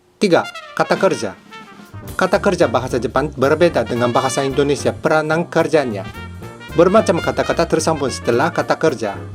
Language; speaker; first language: Indonesian; non-native, fluent; Japanese